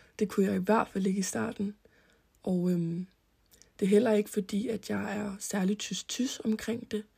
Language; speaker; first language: Danish; early bilingual, heritage; Danish